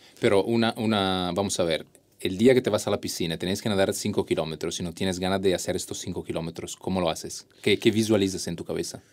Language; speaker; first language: Spanish; non-native, fluent; Italian